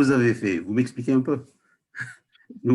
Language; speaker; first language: French; non-native, local second language; Arabic